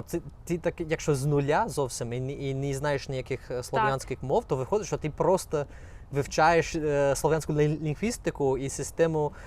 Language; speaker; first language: Ukrainian; non-native, fluent; English